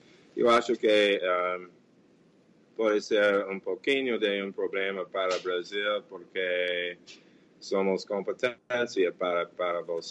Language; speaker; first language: Portuguese; non-native, fluent; English